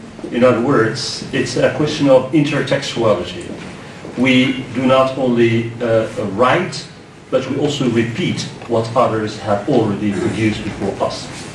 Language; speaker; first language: English; non-native, fluent; Arabic